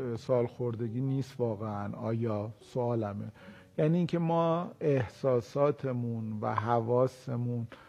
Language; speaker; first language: Persian; native; Persian